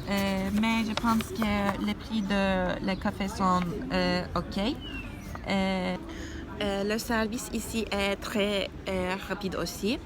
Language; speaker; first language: French; non-native, learner; Turkish